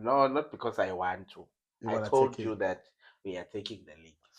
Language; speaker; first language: English; non-native, local second language; Zulu